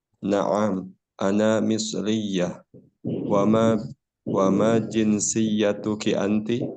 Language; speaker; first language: Arabic; non-native, learner; Indonesian